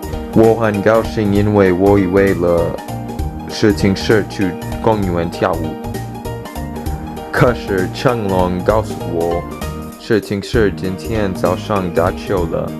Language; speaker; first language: Chinese; non-native, learner; English